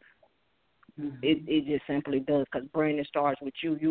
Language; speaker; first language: English; native; English